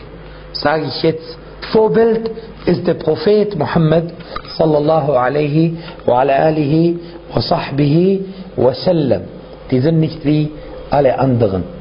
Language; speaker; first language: German; non-native, fluent; Arabic